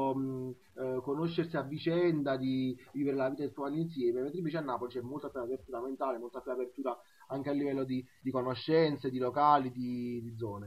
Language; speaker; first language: Italian; native; Italian